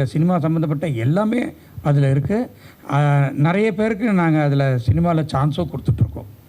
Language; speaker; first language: Tamil; native; Tamil